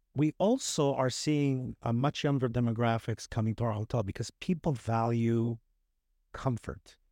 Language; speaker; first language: English; early bilingual, other home language; Hebrew